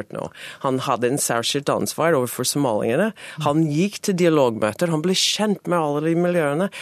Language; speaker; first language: Norwegian; non-native, fluent; English